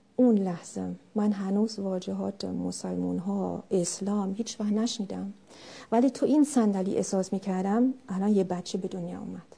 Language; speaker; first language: Persian; non-native, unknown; German